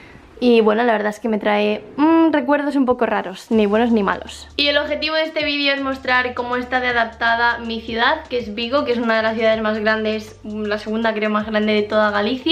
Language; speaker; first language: Spanish; native; Spanish